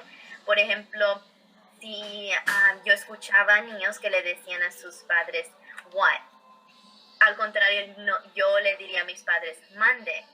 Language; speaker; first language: Spanish; early bilingual, heritage; Spanish